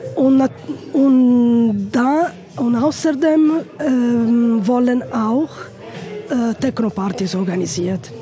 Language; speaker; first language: German; non-native, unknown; Italian